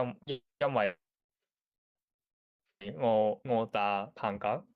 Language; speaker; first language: Chinese; non-native, learner; Japanese